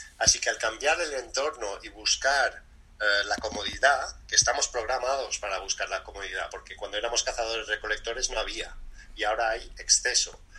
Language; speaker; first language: Spanish; early bilingual, other home language; English